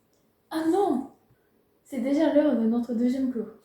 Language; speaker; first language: French; non-native, learner; Japanese